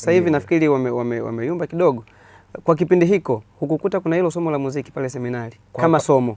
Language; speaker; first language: Swahili; native; Swahili